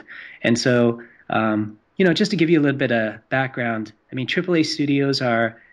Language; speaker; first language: English; non-native, local second language; Cantonese